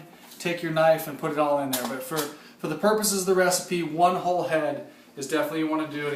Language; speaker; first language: English; native; English